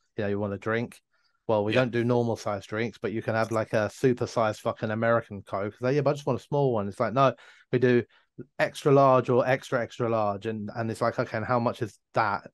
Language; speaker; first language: English; native; English